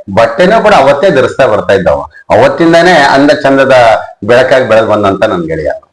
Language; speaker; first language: Kannada; native; Kannada